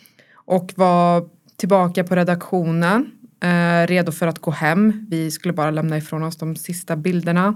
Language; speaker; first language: Swedish; native; Swedish